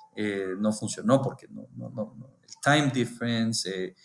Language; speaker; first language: Spanish; native; Spanish